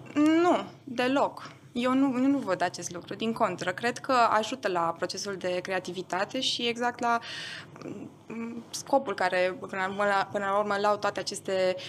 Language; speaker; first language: Romanian; non-native, local second language; German